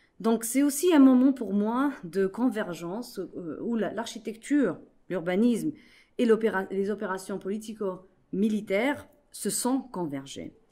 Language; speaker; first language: French; non-native, local second language; Arabic